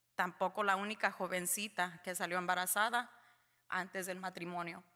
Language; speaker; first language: Spanish; early bilingual, heritage; Spanish